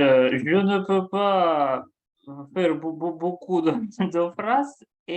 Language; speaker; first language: French; non-native, learner; Russian